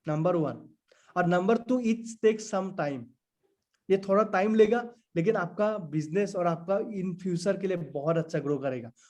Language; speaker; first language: Hindi; non-native, local second language; Assamese